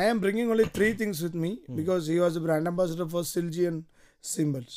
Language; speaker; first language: English; non-native, local second language; Malayalam